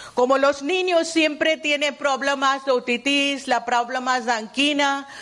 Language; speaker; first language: Spanish; non-native, learner; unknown